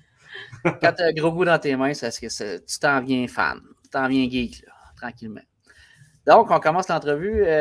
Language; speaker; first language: French; native; French